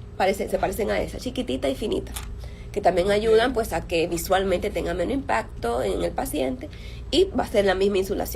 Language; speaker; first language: Spanish; native; Spanish